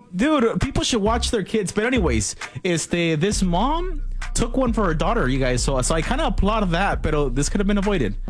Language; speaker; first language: English; early bilingual, other home language; Spanish